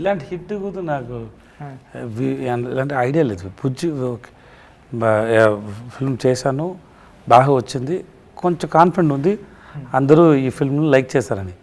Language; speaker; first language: Telugu; non-native, learner; Tamil